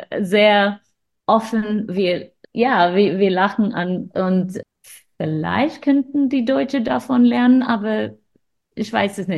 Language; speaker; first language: German; non-native, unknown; English